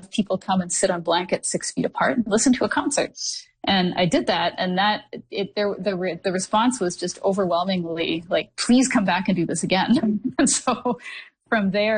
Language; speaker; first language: English; native; English